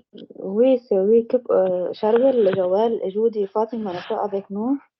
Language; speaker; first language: French; non-native, learner; Arabic